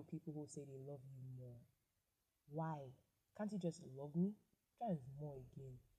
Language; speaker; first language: English; non-native, local second language; Igbo